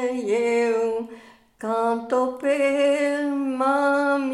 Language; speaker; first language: French; native; French